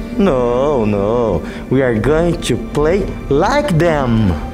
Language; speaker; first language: English; non-native, fluent; Portuguese